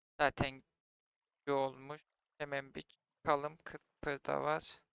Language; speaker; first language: Turkish; native; Turkish